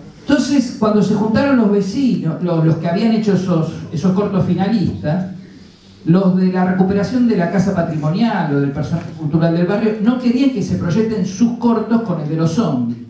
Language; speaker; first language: Spanish; native; Spanish